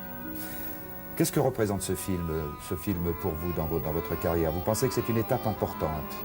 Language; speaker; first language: French; native; French